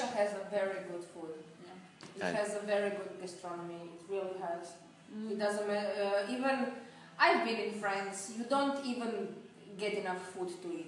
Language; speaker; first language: English; non-native, fluent; Croatian